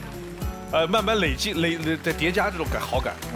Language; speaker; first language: Chinese; native; Chinese